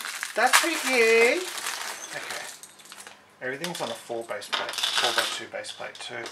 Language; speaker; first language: English; native; English